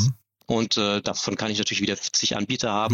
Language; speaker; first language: German; native; German